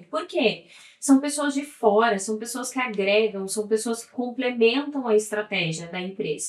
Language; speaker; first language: Portuguese; native; Portuguese